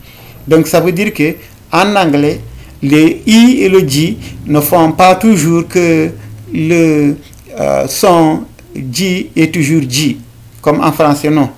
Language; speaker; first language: French; non-native, local second language; Fula